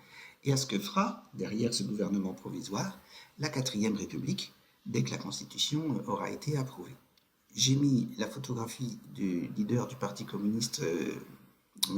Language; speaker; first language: French; native; French